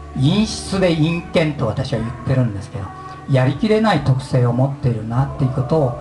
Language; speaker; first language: Japanese; native; Japanese